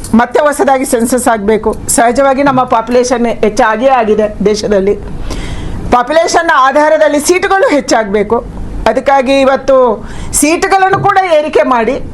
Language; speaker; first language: Kannada; native; Kannada